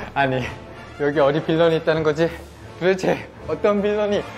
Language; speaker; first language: Korean; native; Korean